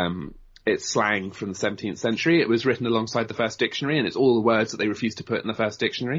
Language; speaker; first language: English; native; English